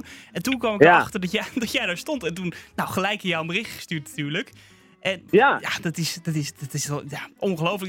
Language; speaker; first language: Dutch; native; Dutch